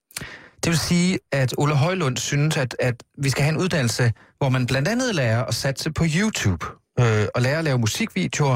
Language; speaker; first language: Danish; native; Danish